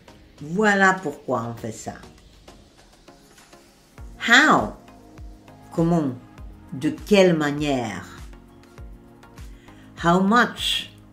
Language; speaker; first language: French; non-native, fluent; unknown